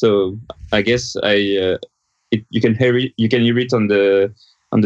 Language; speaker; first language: English; non-native, fluent; French